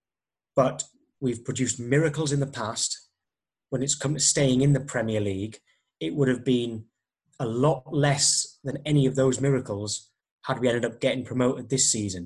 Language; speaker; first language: English; native; English